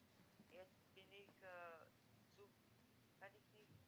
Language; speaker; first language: German; non-native, learner; Macedonian